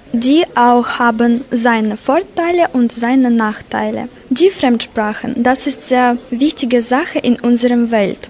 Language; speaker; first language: German; non-native, learner; Russian